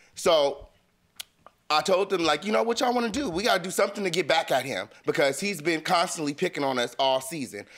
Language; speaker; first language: English; native; English